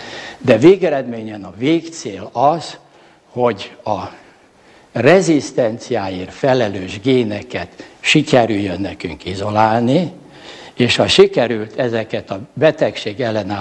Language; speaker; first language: Hungarian; native; Hungarian